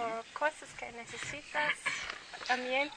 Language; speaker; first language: Spanish; non-native, learner; English